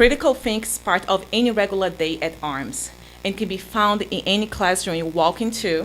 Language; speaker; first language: English; non-native, fluent; Portuguese